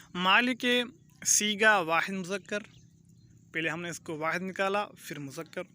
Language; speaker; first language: Urdu; non-native, local second language; Pashto